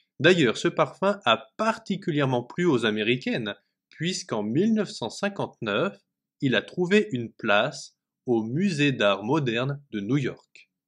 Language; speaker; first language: French; native; French